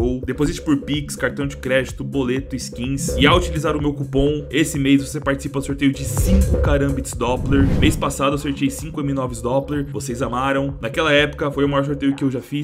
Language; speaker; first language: Portuguese; native; Portuguese